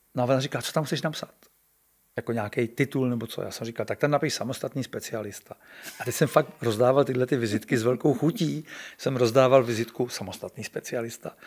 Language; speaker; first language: Czech; native; Czech